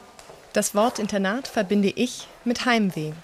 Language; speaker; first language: German; native; German